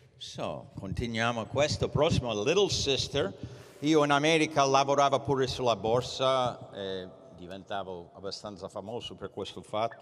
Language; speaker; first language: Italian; early bilingual, heritage; English